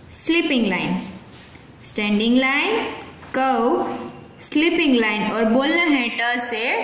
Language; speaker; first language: Hindi; non-native, local second language; Gujarati